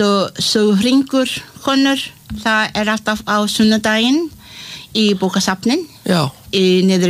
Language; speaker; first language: Icelandic; non-native, learner; Malay